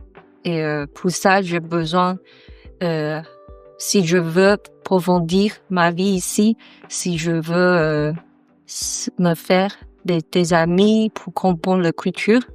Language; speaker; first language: French; non-native, learner; Chinese